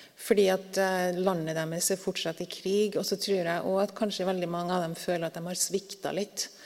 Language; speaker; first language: Norwegian; native; Norwegian